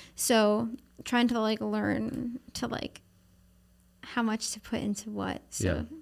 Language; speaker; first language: English; native; English